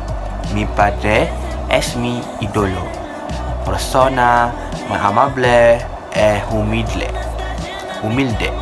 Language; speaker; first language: Spanish; non-native, learner; Malay